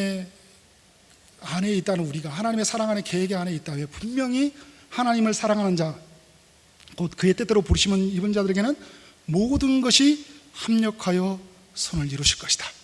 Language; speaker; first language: Korean; native; Korean